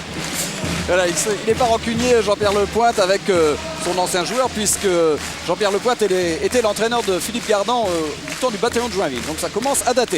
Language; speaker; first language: French; native; French